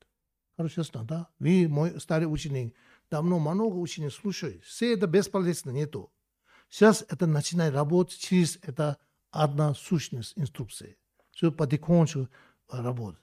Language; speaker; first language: Russian; non-native, learner; Tibetan